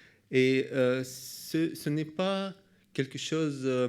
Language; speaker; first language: French; non-native, learner; Russian